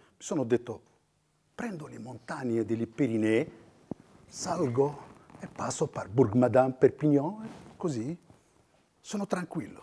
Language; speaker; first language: Italian; non-native, fluent; Riffian